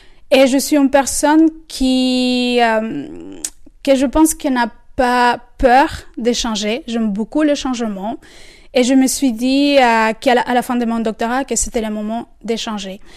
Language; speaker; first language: French; non-native, fluent; Spanish